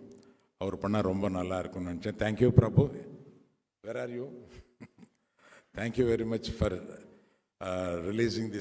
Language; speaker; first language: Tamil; non-native, local second language; Telugu